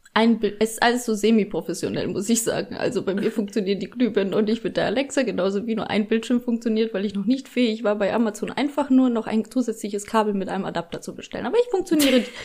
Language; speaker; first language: German; early bilingual, other home language; Polish